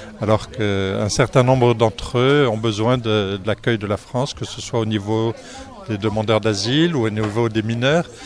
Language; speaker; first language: French; native; French